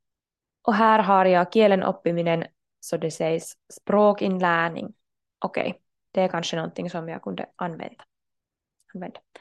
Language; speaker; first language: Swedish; non-native, local second language; Finnish